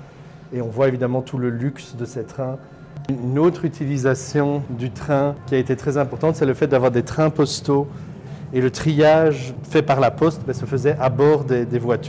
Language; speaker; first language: French; native; French